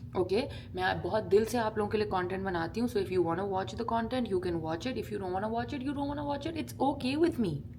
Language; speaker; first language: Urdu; native; Urdu